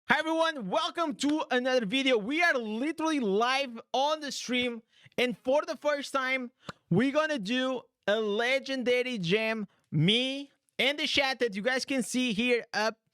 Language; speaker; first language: English; non-native, fluent; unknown